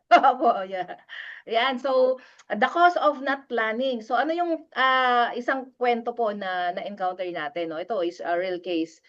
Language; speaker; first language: Filipino; non-native, local second language; Pampanga